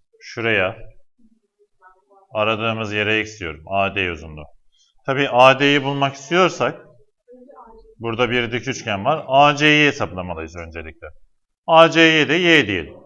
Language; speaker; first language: Turkish; native; Turkish